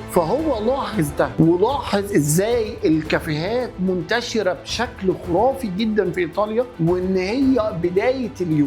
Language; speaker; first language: Arabic; native; Arabic